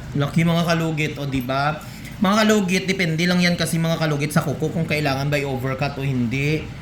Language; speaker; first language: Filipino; non-native, local second language; Hiligaynon